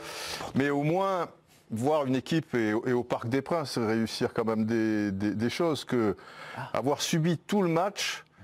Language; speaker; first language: French; native; French